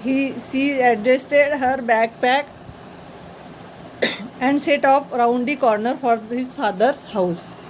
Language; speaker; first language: English; non-native, local second language; Marathi